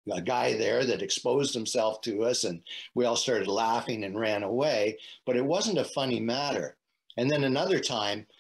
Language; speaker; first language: English; native; English